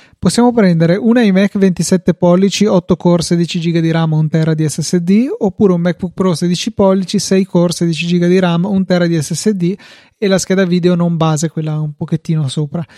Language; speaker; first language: Italian; native; Italian